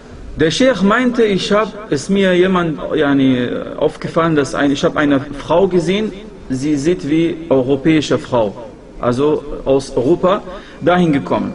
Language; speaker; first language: German; non-native, fluent; Arabic